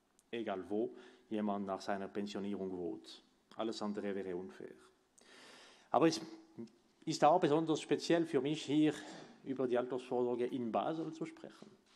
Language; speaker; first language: German; non-native, local second language; French